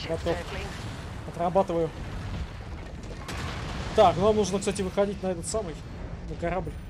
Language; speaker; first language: Russian; native; Russian